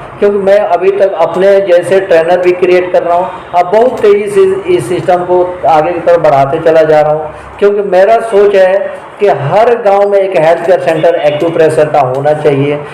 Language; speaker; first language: Hindi; native; Hindi